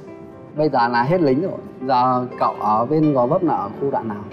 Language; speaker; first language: Vietnamese; native; Vietnamese